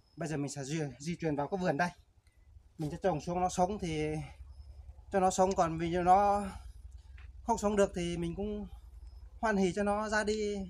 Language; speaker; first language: Vietnamese; non-native, local second language; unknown